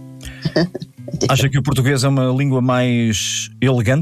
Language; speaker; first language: Portuguese; native; Portuguese